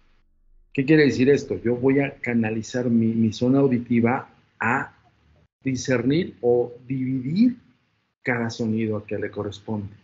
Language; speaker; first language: Spanish; native; Spanish